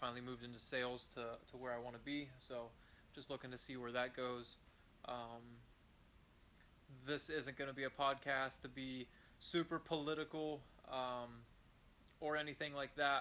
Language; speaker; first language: English; native; English